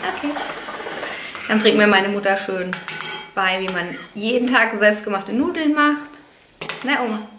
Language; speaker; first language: German; early bilingual, other home language; Italian